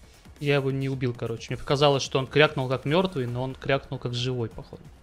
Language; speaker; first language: Russian; native; Russian